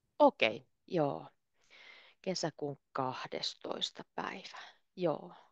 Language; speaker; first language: Finnish; native; Finnish